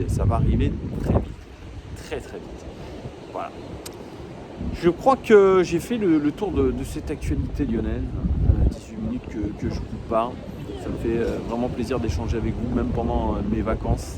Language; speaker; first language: French; native; French